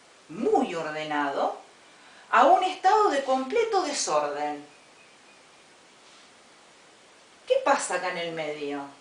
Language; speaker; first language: Spanish; native; Spanish